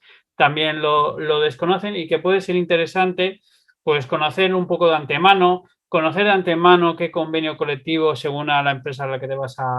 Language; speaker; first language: Spanish; native; Spanish